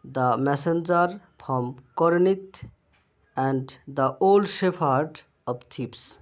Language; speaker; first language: English; non-native, local second language; Bangla